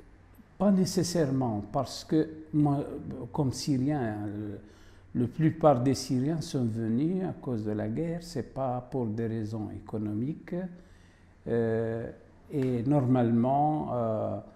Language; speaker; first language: French; non-native, fluent; Arabic